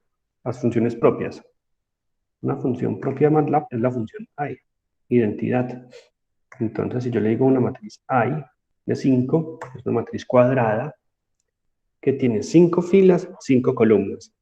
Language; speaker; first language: Spanish; native; Spanish